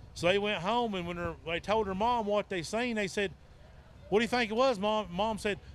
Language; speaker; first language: English; native; English